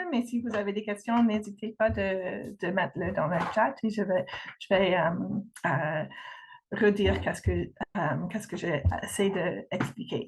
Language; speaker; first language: French; non-native, fluent; English